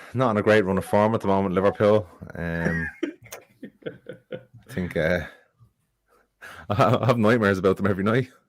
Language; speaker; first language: English; native; English